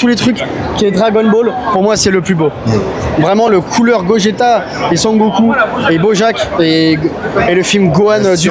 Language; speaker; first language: French; native; French